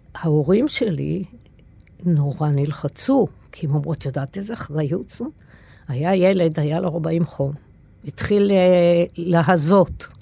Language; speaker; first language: Hebrew; native; Hebrew